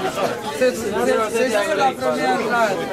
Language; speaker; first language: French; non-native, learner; Arabic